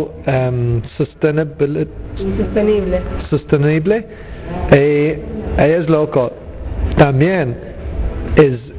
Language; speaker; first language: Spanish; non-native, learner; English